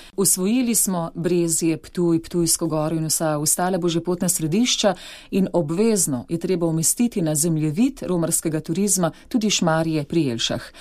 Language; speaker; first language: Slovenian; native; Slovenian